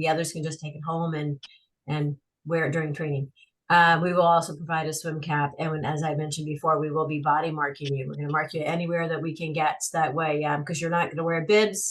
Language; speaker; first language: English; native; English